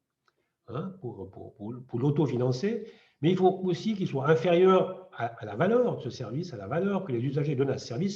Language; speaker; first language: French; native; French